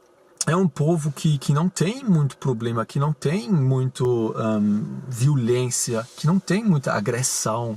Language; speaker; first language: Portuguese; non-native, fluent; German